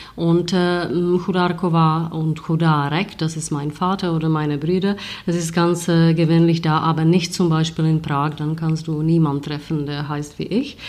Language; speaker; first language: German; non-native, fluent; Czech